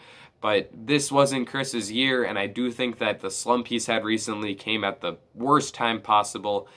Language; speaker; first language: English; native; English